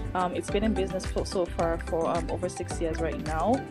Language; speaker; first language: English; non-native, local second language; Yoruba